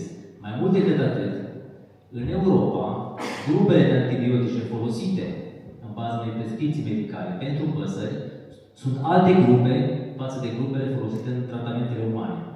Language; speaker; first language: Romanian; native; Romanian